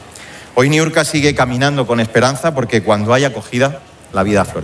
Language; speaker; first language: Spanish; native; Spanish